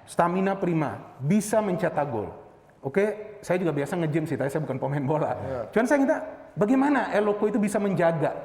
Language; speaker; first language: Indonesian; native; Indonesian